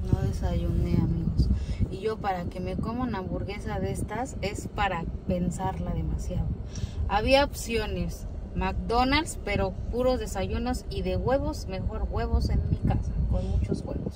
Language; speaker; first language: Spanish; native; Spanish